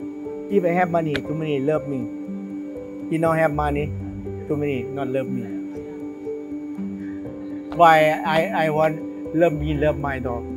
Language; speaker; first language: English; non-native, learner; Thai